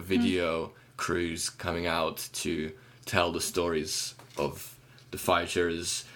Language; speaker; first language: English; non-native, fluent; Ukrainian